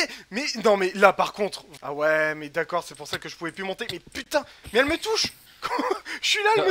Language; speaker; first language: French; native; French